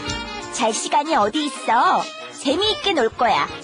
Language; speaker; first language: Korean; non-native, fluent; English